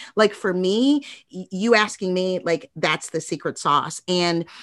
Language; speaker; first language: English; native; English